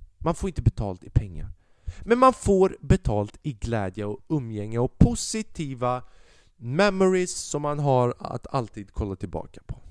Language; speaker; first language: Swedish; early bilingual, other home language; Albanian